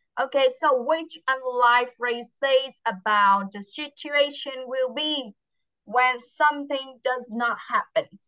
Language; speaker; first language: English; non-native, fluent; Vietnamese